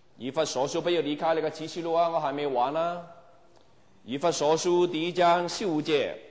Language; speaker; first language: Chinese; non-native, local second language; Cantonese